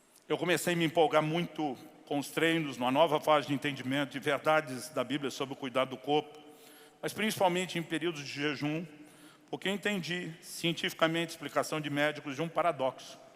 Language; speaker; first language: Portuguese; native; Portuguese